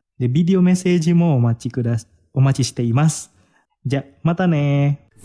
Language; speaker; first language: Japanese; non-native, fluent; Indonesian